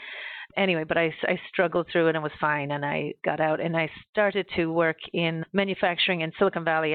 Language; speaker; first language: English; native; English